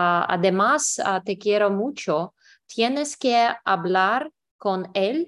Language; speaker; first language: Spanish; non-native, learner; English